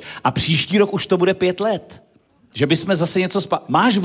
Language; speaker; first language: Czech; native; Czech